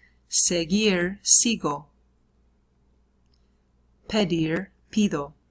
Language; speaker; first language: Spanish; non-native, fluent; English